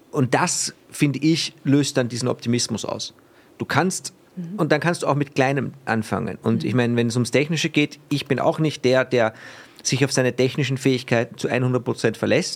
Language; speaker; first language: German; native; German